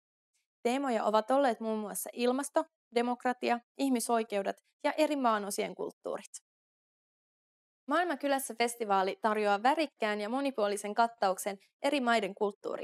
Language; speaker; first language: Finnish; native; Finnish